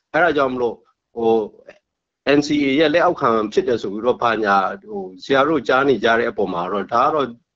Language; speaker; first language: Burmese; non-native, local second language; S'gaw Karen